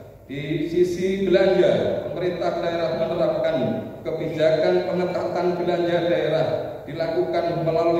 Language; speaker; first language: Indonesian; native; Indonesian